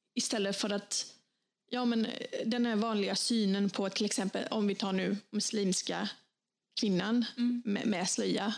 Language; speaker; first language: Swedish; early bilingual, other home language; Bosnian